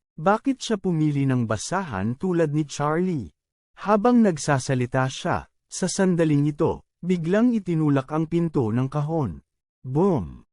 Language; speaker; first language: Filipino; native; Filipino